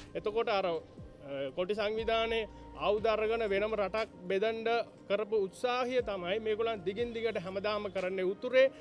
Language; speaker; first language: Sinhala; non-native, local second language; Tamil